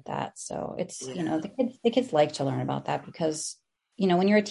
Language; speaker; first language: English; early bilingual, other home language; Filipino